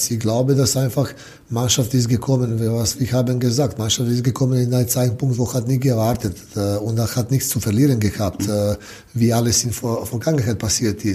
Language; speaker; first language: German; non-native, learner; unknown